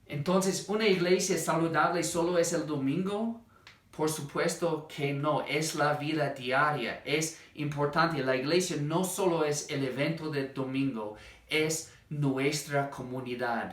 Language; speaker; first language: Spanish; non-native, fluent; English